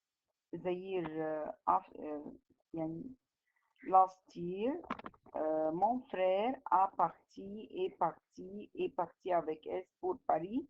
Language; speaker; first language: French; non-native, fluent; Arabic